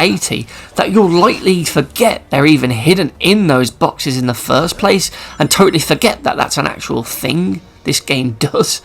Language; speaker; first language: English; native; English